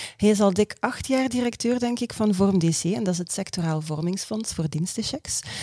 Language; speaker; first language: Dutch; native; Dutch